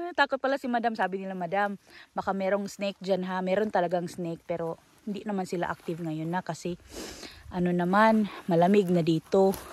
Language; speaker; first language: Filipino; non-native, local second language; Cebuano